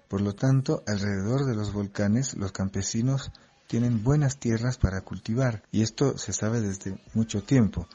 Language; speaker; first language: Spanish; non-native, fluent; French